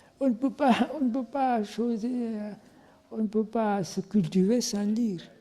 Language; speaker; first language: French; non-native, local second language; Wolof